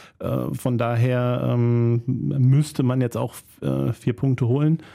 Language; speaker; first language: German; native; German